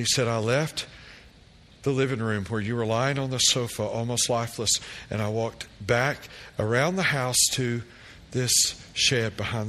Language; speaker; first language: English; native; English